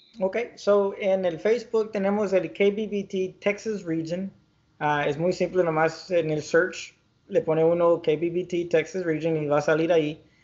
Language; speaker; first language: Spanish; early bilingual, heritage; Spanish